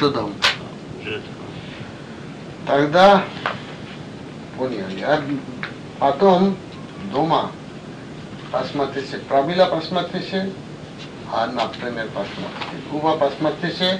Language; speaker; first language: Russian; non-native, learner; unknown